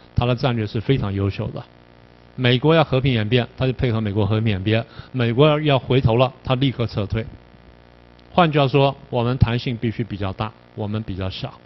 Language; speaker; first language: Chinese; native; Chinese